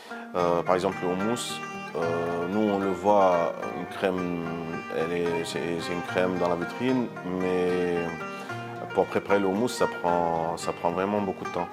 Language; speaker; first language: French; non-native, local second language; Arabic